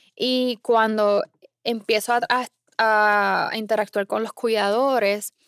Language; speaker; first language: Spanish; native; Spanish